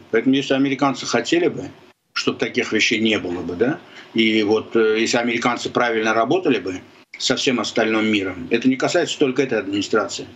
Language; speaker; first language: Russian; non-native, local second language; Azerbaijani